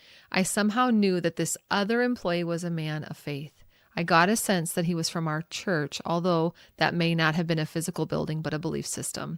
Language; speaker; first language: English; native; English